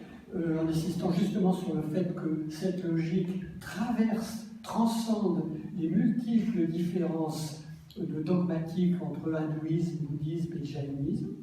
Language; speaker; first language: French; native; French